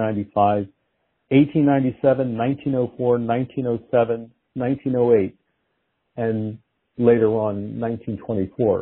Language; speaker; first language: English; native; English